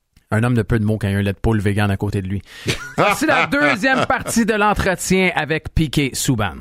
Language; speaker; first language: French; native; French